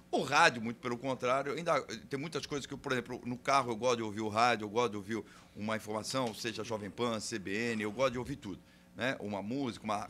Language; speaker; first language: Portuguese; native; Portuguese